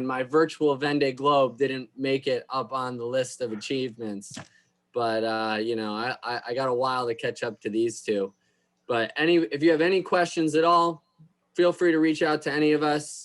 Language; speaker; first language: English; native; English